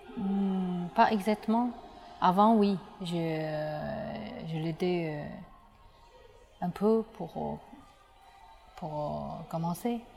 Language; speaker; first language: French; non-native, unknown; Chinese